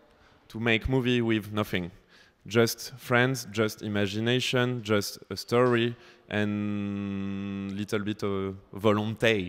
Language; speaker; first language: English; non-native, learner; French